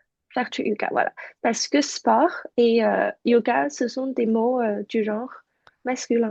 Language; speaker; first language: French; non-native, fluent; Chinese